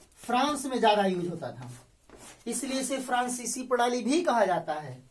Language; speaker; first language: Hindi; native; Hindi